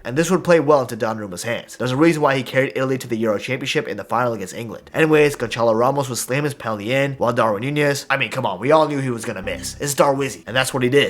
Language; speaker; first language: English; native; English